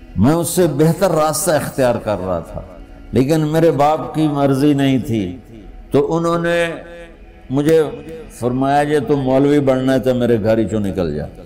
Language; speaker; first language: Urdu; non-native, local second language; Punjabi